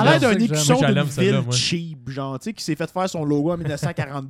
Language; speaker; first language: French; native; French